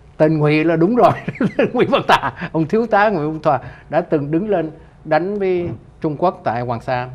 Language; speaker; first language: Vietnamese; native; Vietnamese